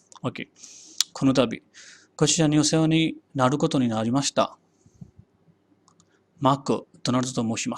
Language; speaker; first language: Japanese; non-native, fluent; Hindi